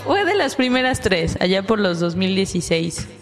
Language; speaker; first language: Spanish; native; Spanish